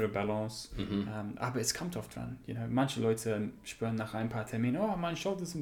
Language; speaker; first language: German; non-native, learner; English